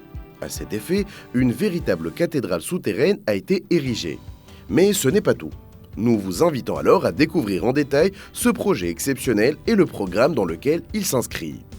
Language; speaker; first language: French; native; French